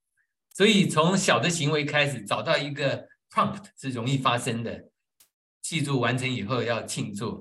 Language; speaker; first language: Chinese; native; Chinese